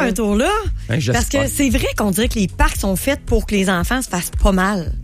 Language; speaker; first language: French; native; French